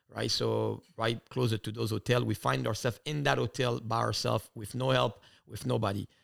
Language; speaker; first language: English; early bilingual, other home language; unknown